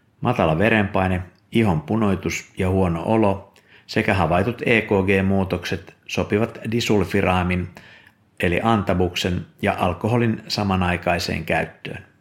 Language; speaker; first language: Finnish; native; Finnish